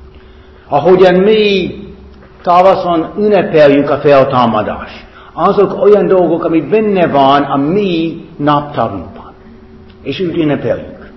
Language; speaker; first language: Hungarian; non-native, fluent; English